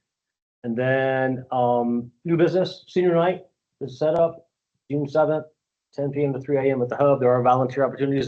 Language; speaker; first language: English; native; English